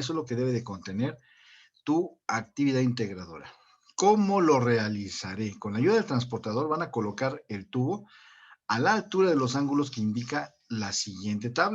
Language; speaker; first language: Spanish; native; Spanish